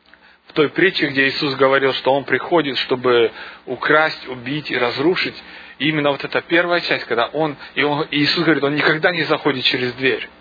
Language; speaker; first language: Russian; native; Russian